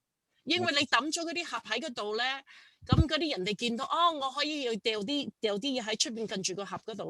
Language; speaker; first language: Cantonese; early bilingual, heritage; Cantonese